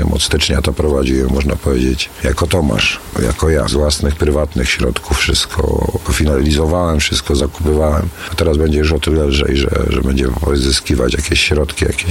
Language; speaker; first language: Polish; native; Polish